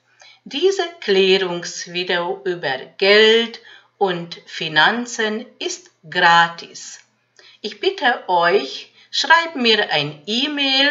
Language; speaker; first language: German; non-native, fluent; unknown